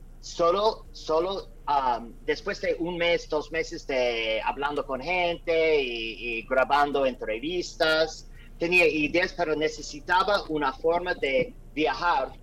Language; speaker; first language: Spanish; non-native, learner; English